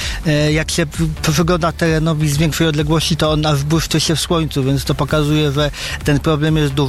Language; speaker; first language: Polish; native; Polish